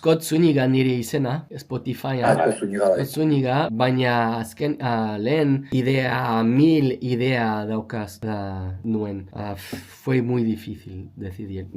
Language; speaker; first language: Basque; non-native, learner; English